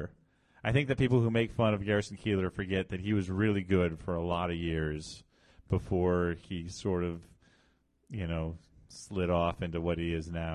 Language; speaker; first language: English; native; English